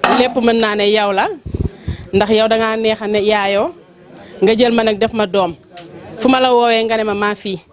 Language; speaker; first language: Wolof; non-native, local second language; Fula